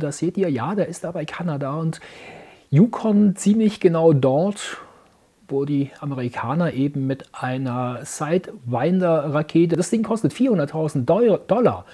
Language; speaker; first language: German; native; German